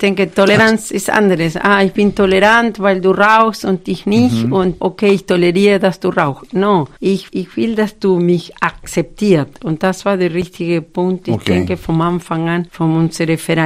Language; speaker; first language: German; non-native, fluent; Spanish